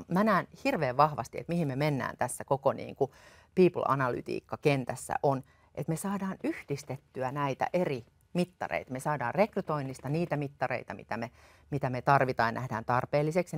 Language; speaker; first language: Finnish; native; Finnish